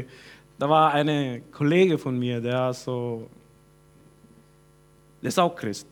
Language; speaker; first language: German; non-native, fluent; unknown